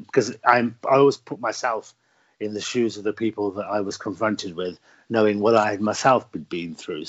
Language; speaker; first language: English; native; English